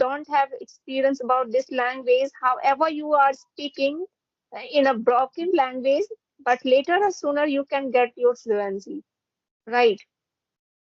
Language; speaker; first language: English; non-native, fluent; Hindi